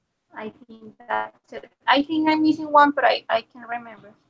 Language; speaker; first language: English; non-native, learner; Spanish